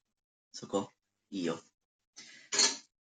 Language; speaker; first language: Japanese; non-native, learner; Spanish